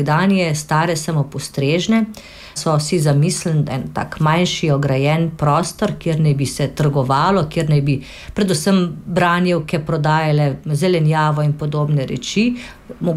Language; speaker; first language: Slovenian; native; Slovenian